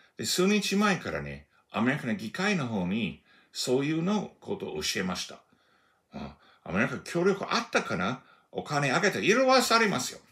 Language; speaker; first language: Japanese; non-native, fluent; English